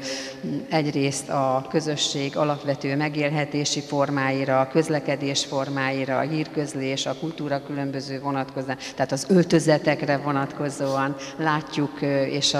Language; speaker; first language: Hungarian; native; Hungarian